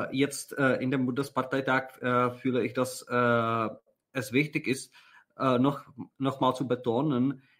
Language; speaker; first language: German; non-native, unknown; Czech